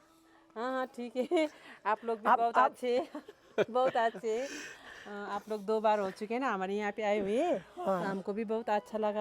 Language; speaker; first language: Hindi; non-native, local second language; Nepali